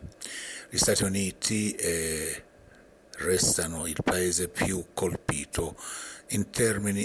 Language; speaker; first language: Italian; non-native, fluent; Persian